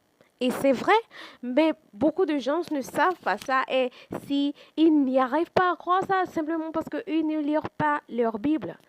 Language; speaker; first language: French; non-native, fluent; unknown